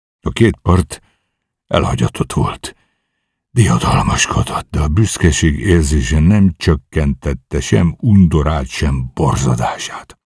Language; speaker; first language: Hungarian; native; Hungarian